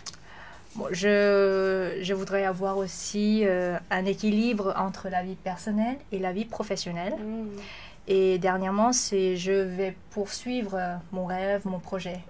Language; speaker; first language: French; non-native, learner; Lao